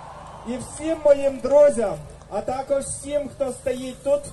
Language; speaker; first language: Ukrainian; non-native, learner; German